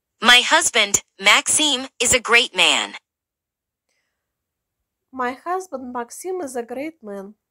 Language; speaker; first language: English; non-native, learner; Russian